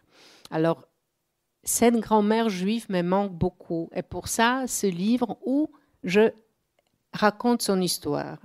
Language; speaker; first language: French; non-native, fluent; Polish